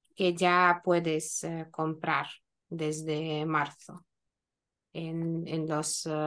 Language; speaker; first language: Spanish; non-native, fluent; Lithuanian